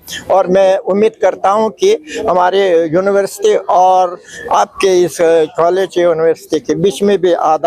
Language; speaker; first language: Hindi; non-native, fluent; Uzbek